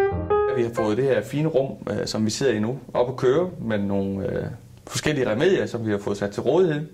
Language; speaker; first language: Danish; native; Danish